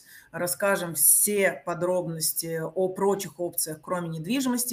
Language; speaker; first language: Russian; native; Russian